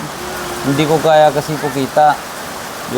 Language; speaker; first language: Filipino; non-native, learner; Punjabi